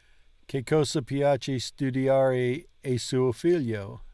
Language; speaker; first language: Italian; non-native, learner; English